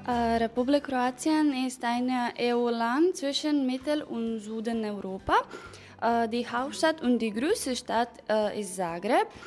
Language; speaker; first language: German; non-native, learner; Croatian